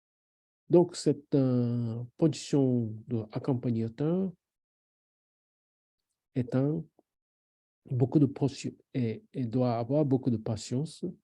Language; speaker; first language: French; non-native, learner; Japanese